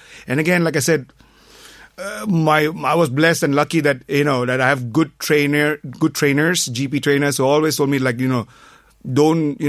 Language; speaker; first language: English; non-native, local second language; Tamil